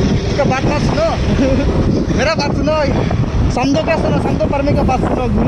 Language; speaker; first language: Hindi; non-native, local second language; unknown